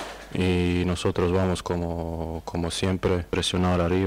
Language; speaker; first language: Spanish; non-native, learner; Croatian